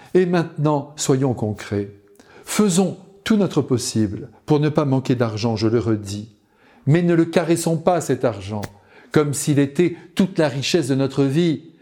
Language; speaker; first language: French; native; French